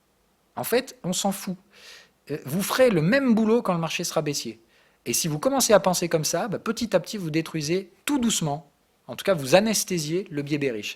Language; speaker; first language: French; native; French